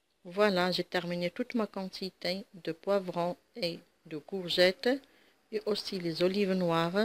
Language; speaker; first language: French; non-native, local second language; Arabic